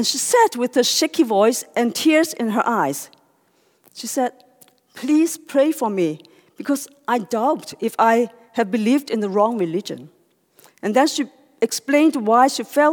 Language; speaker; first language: English; non-native, local second language; Cantonese